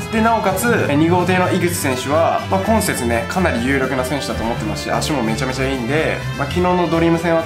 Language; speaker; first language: Japanese; native; Japanese